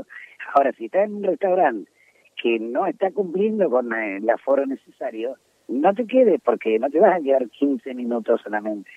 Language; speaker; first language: Spanish; native; Spanish